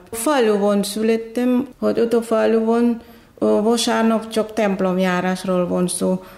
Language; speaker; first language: Hungarian; non-native, fluent; Batak Toba